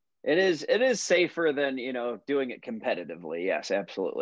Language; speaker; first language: English; native; English